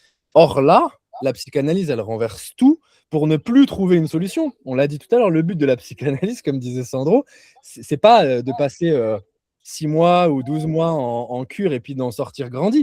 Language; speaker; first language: French; native; French